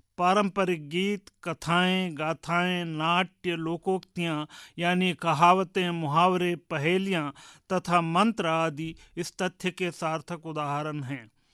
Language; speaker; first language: Hindi; native; Hindi